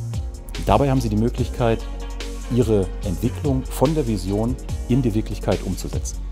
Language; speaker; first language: German; native; German